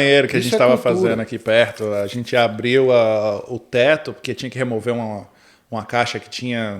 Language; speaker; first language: Portuguese; native; Portuguese